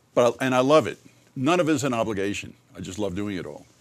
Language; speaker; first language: English; native; English